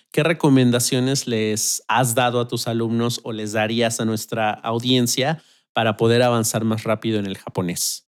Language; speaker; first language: Spanish; native; Spanish